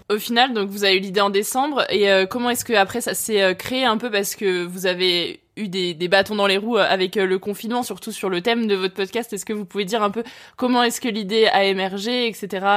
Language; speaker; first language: French; native; French